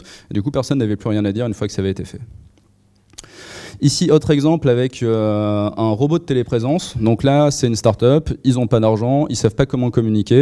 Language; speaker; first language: French; native; French